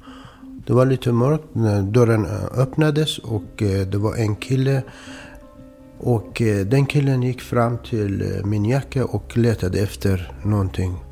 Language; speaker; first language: Swedish; non-native, fluent; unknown